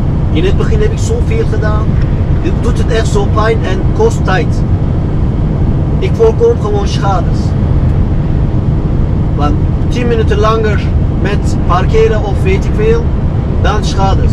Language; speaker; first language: Dutch; non-native, fluent; Turkish